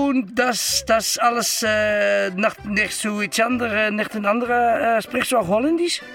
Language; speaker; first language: Dutch; native; Dutch